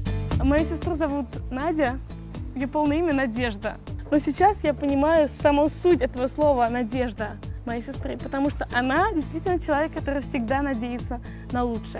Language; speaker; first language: Russian; native; Russian